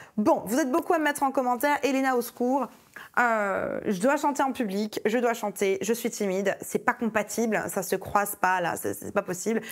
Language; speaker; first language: French; native; French